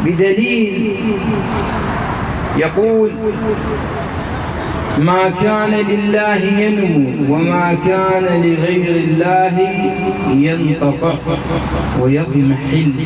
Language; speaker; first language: Arabic; native; Arabic